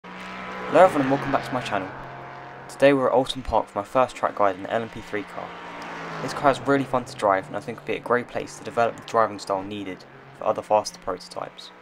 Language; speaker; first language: English; native; English